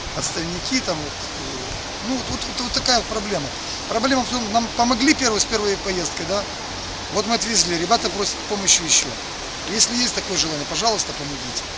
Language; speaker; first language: Russian; native; Russian